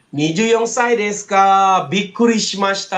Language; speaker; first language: Japanese; non-native, fluent; Malay